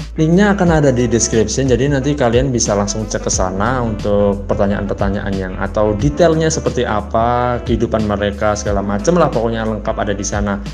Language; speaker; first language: Indonesian; native; Indonesian